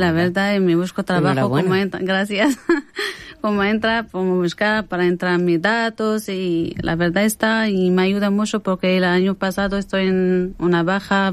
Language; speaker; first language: Spanish; non-native, learner; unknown